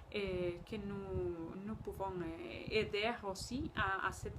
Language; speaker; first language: French; non-native, learner; Spanish